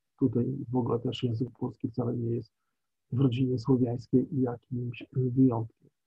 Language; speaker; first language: Polish; native; Polish